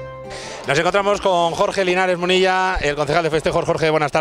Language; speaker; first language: Spanish; native; Spanish